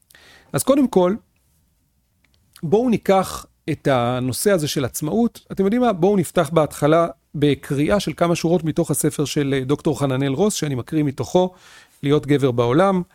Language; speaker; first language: Hebrew; native; Hebrew